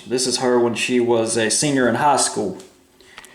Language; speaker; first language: English; native; English